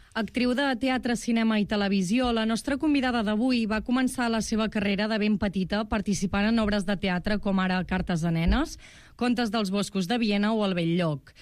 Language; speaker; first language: Catalan; native; Catalan